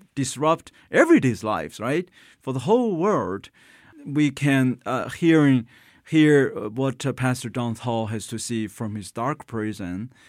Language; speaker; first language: English; non-native, fluent; Chinese